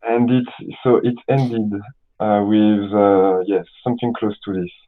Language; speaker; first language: English; non-native, learner; French